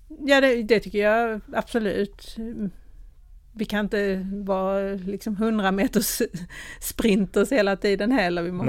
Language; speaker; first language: Swedish; native; Swedish